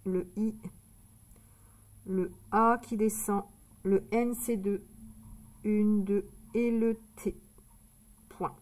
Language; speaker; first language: French; native; French